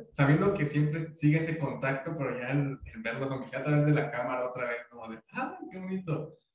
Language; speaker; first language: Spanish; native; Spanish